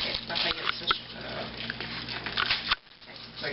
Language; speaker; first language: French; native; French